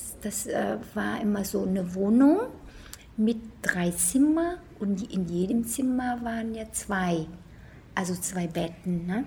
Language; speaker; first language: German; non-native, fluent; Vietnamese